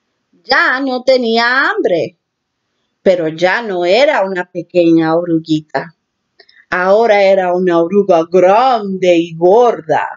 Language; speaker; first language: Spanish; early bilingual, heritage; Spanish